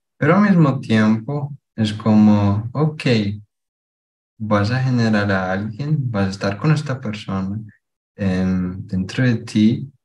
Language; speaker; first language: Spanish; non-native, fluent; Portuguese